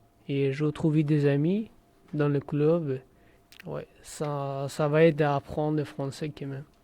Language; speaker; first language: French; non-native, learner; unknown